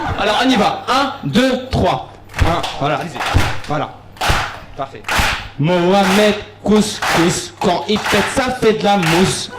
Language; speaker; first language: French; early bilingual, other home language; Arabic